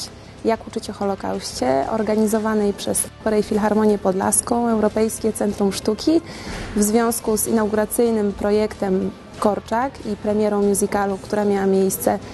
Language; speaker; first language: Polish; native; Polish